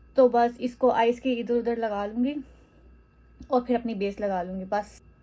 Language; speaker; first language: Urdu; native; Urdu